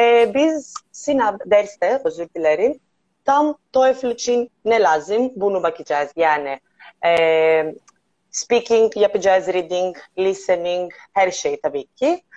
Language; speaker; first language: Turkish; non-native, learner; Greek